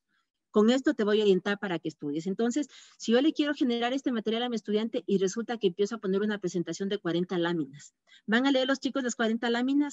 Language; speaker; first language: Spanish; native; Spanish